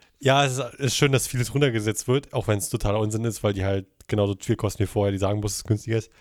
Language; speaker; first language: German; native; German